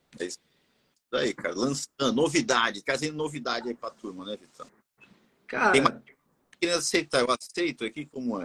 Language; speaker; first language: Portuguese; native; Portuguese